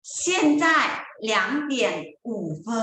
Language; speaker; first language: Chinese; non-native, fluent; Thai